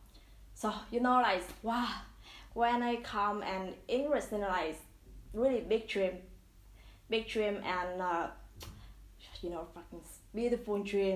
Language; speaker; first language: English; non-native, learner; Vietnamese